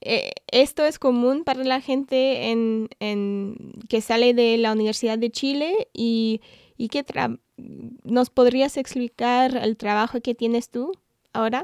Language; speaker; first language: Spanish; non-native, fluent; English